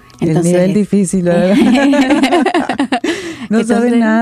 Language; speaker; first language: Spanish; native; Spanish